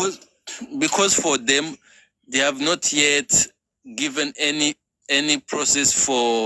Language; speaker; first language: English; non-native, fluent; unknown